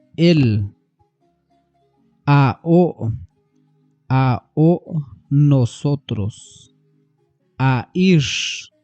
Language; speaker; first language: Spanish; non-native, local second language; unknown